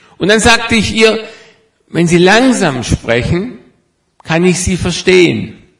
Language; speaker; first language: German; native; German